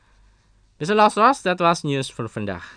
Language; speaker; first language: Dutch; non-native, learner; Indonesian